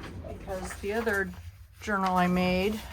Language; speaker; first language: English; native; English